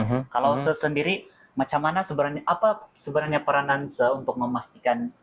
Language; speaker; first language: Malay; native; Malay